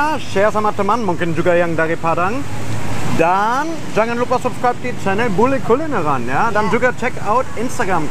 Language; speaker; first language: Indonesian; non-native, fluent; German